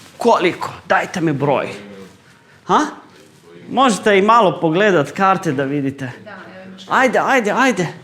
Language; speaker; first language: Bosnian; non-native, fluent; Arabic